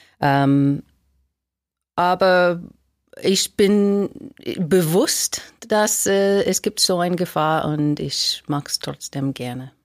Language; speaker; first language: German; non-native, fluent; English